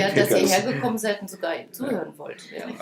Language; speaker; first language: German; native; German